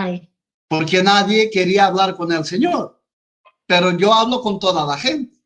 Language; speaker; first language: Spanish; non-native, fluent; Portuguese